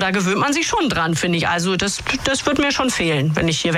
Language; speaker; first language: German; native; German